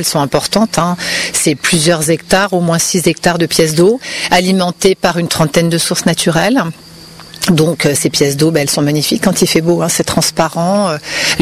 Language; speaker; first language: French; native; French